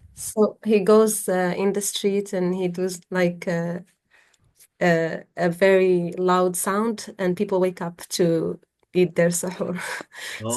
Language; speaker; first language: English; non-native, fluent; Arabic